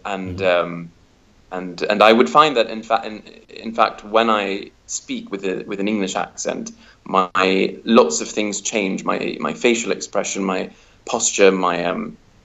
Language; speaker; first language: English; native; English